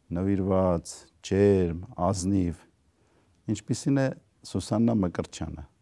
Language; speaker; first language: Armenian; native; Armenian